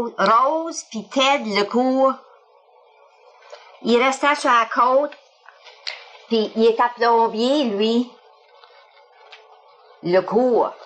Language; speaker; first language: French; early bilingual, heritage; French